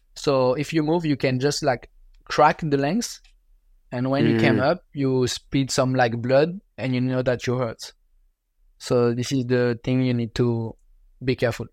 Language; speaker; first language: English; non-native, learner; French